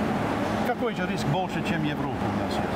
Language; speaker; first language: Russian; non-native, fluent; English